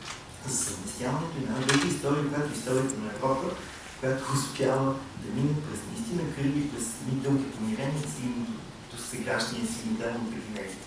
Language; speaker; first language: Bulgarian; native; Bulgarian